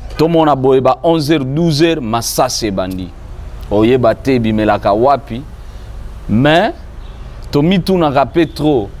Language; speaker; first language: Lingala; non-native, local second language; Swahili